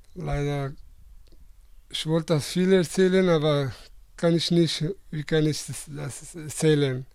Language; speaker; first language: German; non-native, learner; Persian